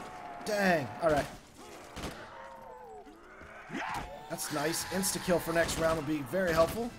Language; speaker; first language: English; native; English